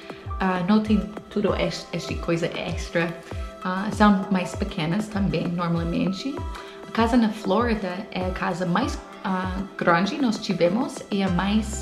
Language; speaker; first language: Portuguese; non-native, learner; English